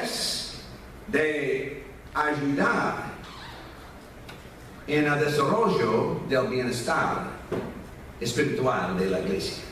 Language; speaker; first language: Spanish; non-native, fluent; English